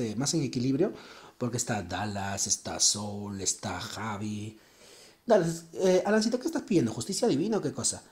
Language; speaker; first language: Spanish; native; Spanish